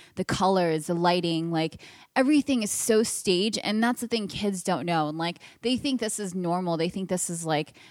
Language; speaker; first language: English; native; English